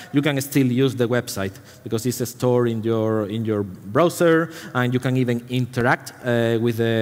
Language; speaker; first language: English; non-native, fluent; Spanish